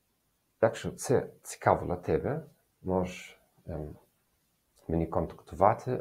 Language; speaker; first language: Ukrainian; non-native, learner; German